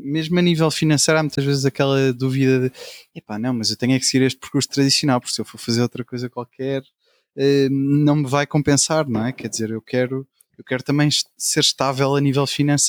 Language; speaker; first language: Portuguese; native; Portuguese